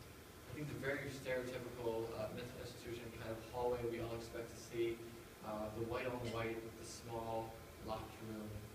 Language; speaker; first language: English; native; English